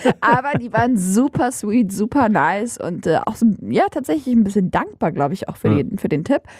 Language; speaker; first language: German; early bilingual, other home language; Arabic